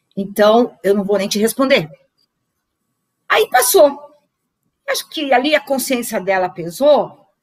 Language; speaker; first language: Portuguese; native; Portuguese